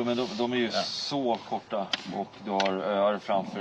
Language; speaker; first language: Swedish; native; Swedish